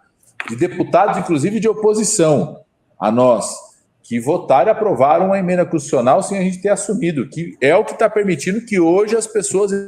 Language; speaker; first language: Portuguese; native; Portuguese